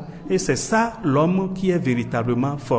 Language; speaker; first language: French; non-native, local second language; Ewe